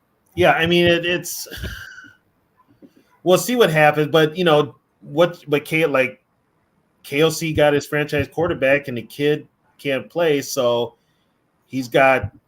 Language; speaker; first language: English; native; English